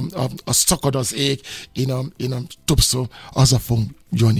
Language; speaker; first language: Hungarian; non-native, fluent; Yoruba